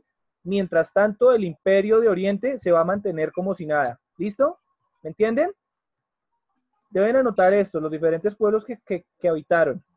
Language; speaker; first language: Spanish; native; Spanish